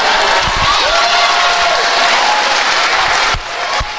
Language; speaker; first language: English; native; English